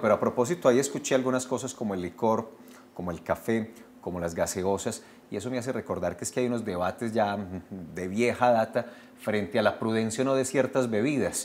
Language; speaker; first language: Spanish; native; Spanish